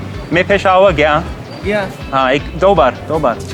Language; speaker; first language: Hindi; non-native, learner; English